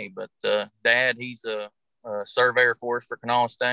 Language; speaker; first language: English; native; English